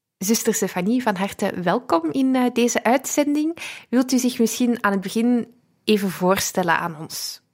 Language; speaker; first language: Dutch; native; Dutch